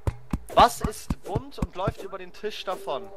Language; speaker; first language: German; native; German